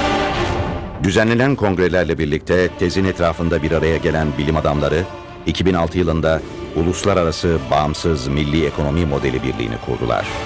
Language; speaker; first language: Turkish; native; Turkish